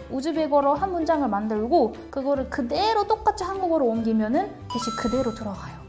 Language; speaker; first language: Korean; non-native, fluent; Uzbek